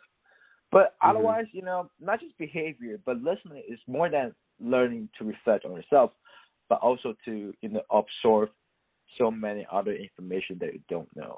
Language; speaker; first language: English; non-native, local second language; Cantonese